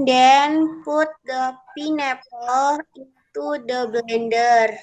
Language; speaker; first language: English; non-native, learner; Indonesian